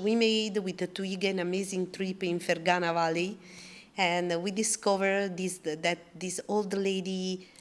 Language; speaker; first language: English; non-native, learner; Italian